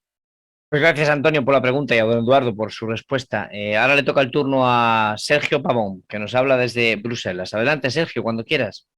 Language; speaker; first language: Spanish; native; Spanish